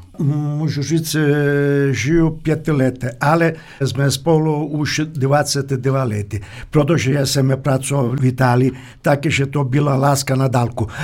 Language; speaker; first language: Czech; non-native, fluent; Italian